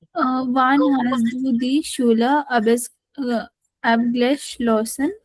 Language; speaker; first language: German; non-native, learner; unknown